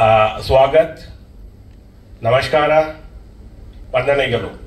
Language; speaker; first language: Kannada; non-native, learner; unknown